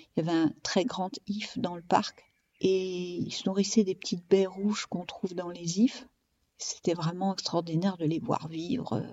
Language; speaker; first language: French; native; French